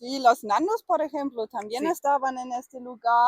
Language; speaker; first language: Spanish; non-native, fluent; German